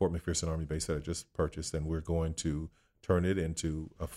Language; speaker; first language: English; native; English